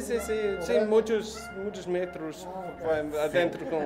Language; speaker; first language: Portuguese; non-native, learner; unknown